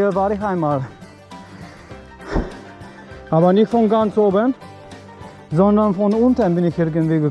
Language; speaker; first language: German; non-native, learner; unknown